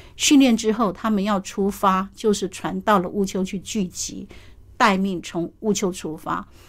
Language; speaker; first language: Chinese; native; Chinese